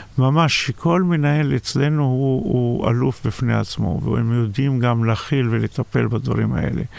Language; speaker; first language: Hebrew; non-native, local second language; Arabic